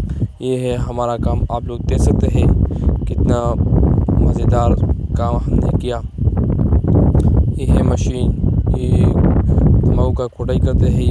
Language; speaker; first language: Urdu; non-native, local second language; Pashto